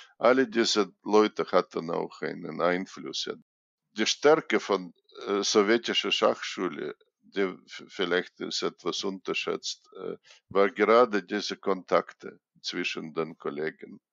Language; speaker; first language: German; non-native, fluent; Russian